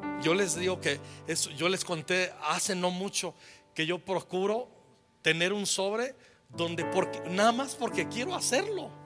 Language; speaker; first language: Spanish; native; Spanish